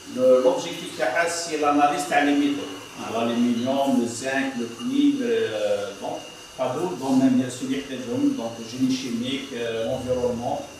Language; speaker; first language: French; non-native, local second language; Arabic